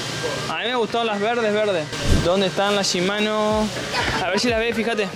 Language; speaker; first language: Spanish; native; Spanish